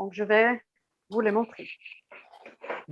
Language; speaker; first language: French; non-native, fluent; Portuguese